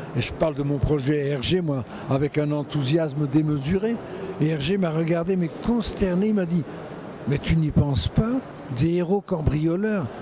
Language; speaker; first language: French; native; French